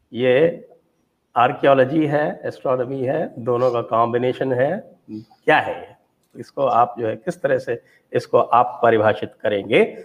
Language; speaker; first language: Hindi; native; Hindi